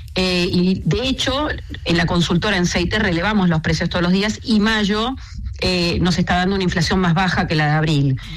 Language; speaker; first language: Spanish; native; Spanish